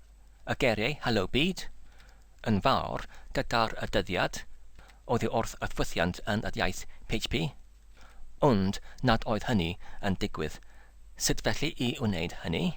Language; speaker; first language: Welsh; non-native, learner; English